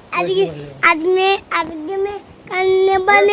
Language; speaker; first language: Hindi; non-native, local second language; Bangla